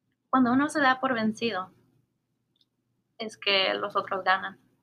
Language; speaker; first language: Spanish; early bilingual, heritage; Spanish